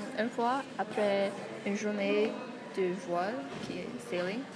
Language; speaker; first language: French; non-native, fluent; English